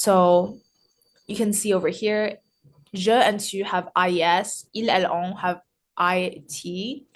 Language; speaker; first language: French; non-native, learner; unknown